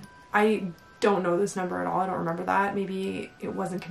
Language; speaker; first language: English; native; English